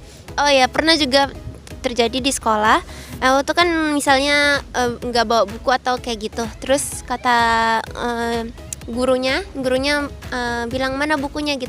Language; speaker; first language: Indonesian; early bilingual, heritage; Indonesian